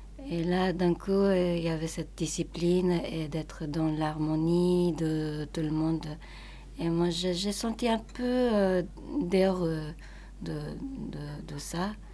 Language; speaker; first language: French; non-native, fluent; Japanese